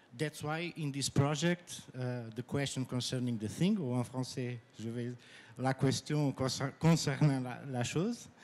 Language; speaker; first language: English; non-native, fluent; Portuguese